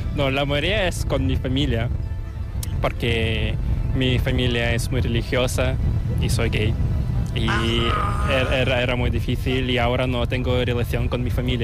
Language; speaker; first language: Spanish; non-native, learner; Korean